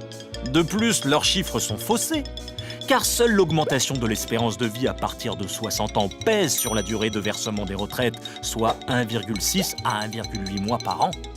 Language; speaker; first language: French; native; French